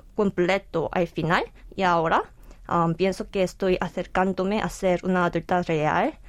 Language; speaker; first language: Spanish; non-native, fluent; Korean